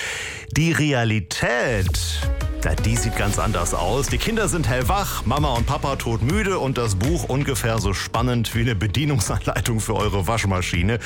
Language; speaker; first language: German; native; German